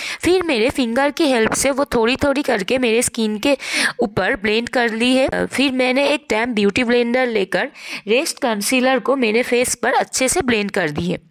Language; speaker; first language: Hindi; non-native, local second language; Bangla